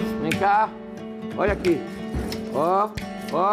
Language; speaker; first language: Portuguese; non-native, fluent; French